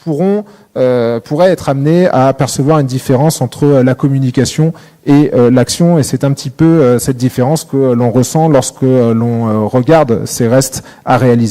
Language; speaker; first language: French; native; French